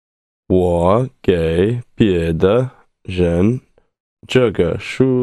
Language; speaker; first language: Chinese; non-native, learner; English